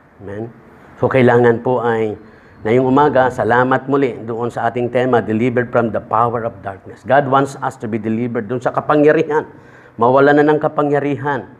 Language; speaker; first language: Filipino; native; Filipino